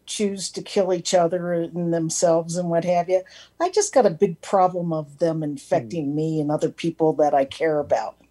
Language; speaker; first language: English; native; English